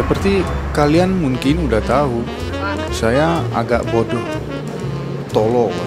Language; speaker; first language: Indonesian; non-native, fluent; Dutch